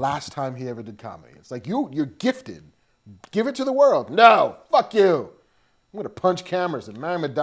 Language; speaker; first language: English; native; English